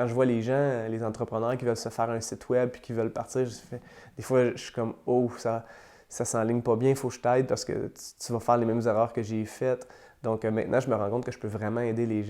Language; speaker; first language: French; native; French